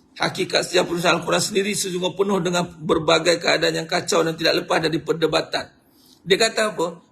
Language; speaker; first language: Malay; native; Malay